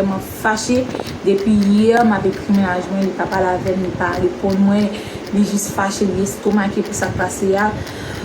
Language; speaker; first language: French; non-native, local second language; Haitian Creole